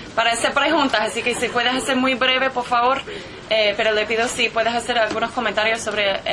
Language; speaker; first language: Spanish; non-native, fluent; English